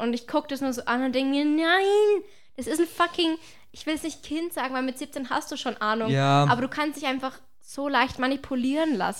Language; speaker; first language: German; native; German